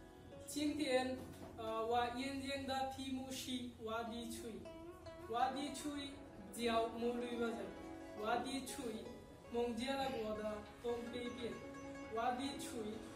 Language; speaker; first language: Chinese; non-native, learner; Bangla